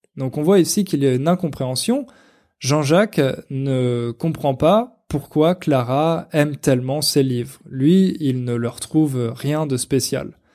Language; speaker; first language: French; native; French